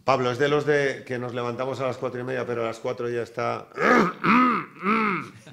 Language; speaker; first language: Spanish; native; Spanish